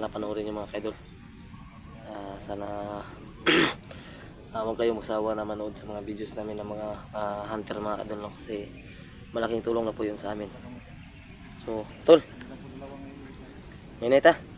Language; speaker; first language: Filipino; non-native, local second language; Cebuano